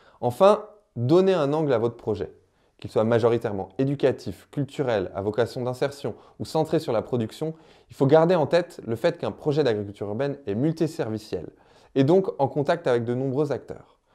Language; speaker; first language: French; native; French